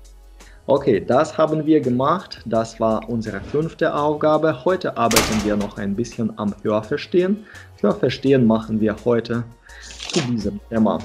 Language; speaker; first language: German; non-native, fluent; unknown